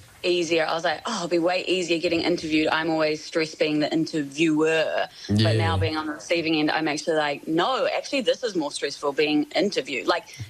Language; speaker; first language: English; native; English